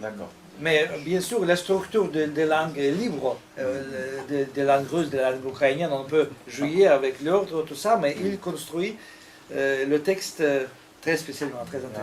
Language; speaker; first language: French; non-native, fluent; Russian